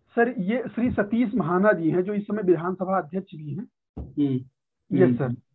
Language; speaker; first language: Hindi; native; Hindi